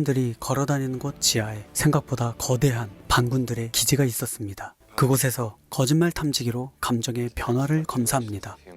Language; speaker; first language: Korean; native; Korean